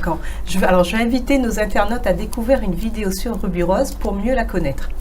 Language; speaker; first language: French; native; French